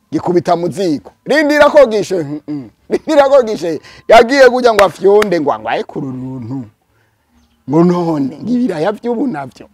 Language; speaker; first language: Rundi; early bilingual, heritage; Rundi